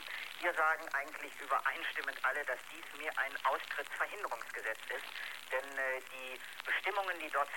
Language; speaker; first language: German; native; German